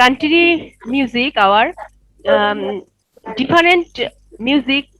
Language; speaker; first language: English; non-native, local second language; Bangla